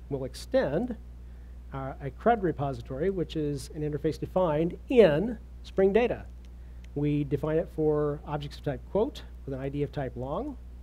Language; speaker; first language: English; native; English